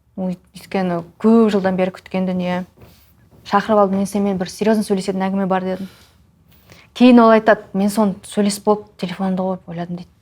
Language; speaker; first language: Kazakh; non-native, local second language; Russian